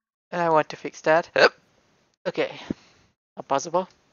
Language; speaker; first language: English; non-native, fluent; German